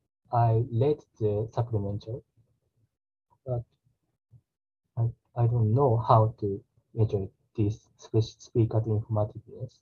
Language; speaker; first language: English; non-native, learner; Japanese